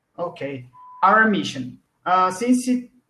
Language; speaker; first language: English; non-native, learner; Portuguese